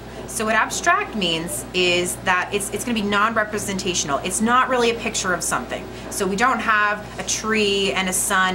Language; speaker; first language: English; native; English